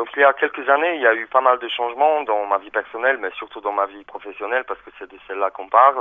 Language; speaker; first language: French; early bilingual, other home language; Polish